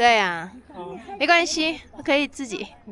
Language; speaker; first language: Chinese; non-native, learner; Vietnamese